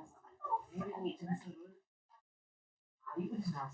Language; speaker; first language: Korean; native; Korean